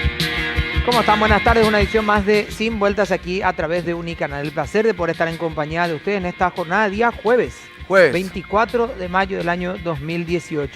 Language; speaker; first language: Spanish; native; Spanish